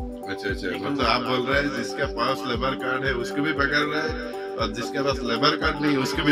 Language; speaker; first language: Hindi; non-native, fluent; Bangla